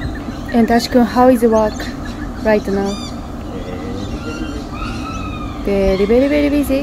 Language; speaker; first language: English; non-native, learner; Japanese